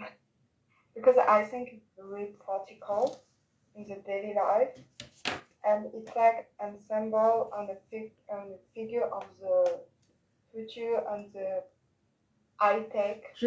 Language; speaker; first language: English; non-native, learner; French